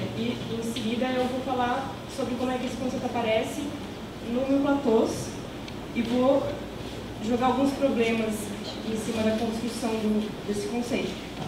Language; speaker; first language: Portuguese; native; Portuguese